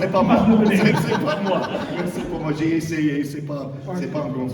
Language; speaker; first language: French; non-native, learner; English